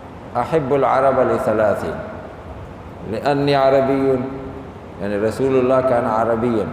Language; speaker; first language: Arabic; non-native, fluent; Urdu